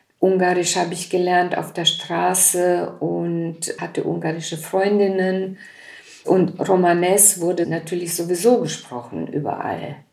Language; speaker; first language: German; native; German